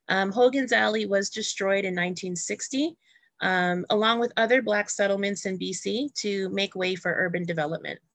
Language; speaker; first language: English; native; English